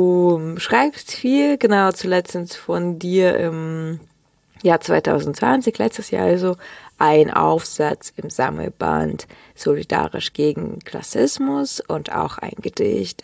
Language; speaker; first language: German; early bilingual, other home language; Russian